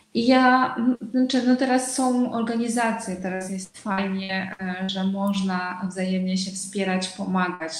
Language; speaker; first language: Polish; non-native, fluent; Russian